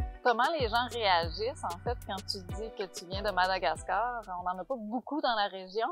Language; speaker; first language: French; native; French